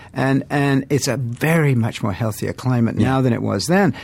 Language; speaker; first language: English; native; English